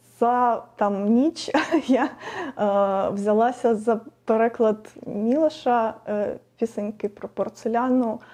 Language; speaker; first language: Ukrainian; non-native, local second language; Russian